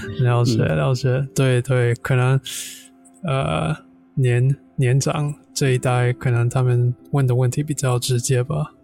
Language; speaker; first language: Chinese; non-native, fluent; English